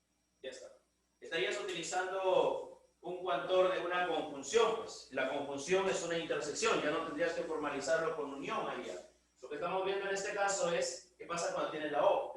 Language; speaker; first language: Spanish; native; Spanish